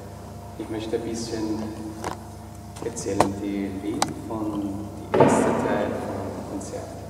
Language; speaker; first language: German; non-native, learner; Persian